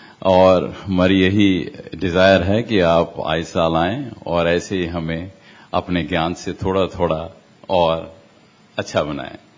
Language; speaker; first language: Hindi; non-native, local second language; Punjabi